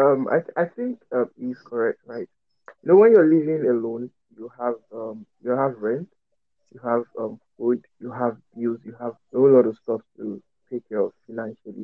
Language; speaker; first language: English; non-native, local second language; Yoruba